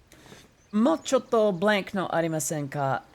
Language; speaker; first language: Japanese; non-native, learner; English